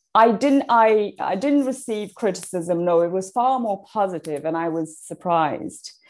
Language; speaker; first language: English; non-native, fluent; Persian